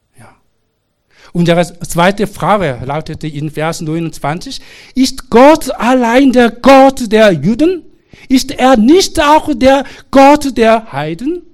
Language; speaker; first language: German; non-native, learner; Korean